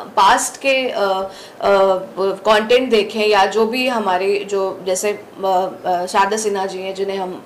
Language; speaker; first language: Hindi; native; Hindi